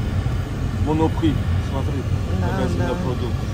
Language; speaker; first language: Russian; non-native, learner; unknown